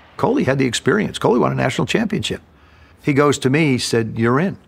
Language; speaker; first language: English; native; English